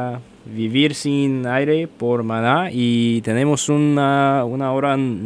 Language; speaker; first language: Spanish; non-native, learner; English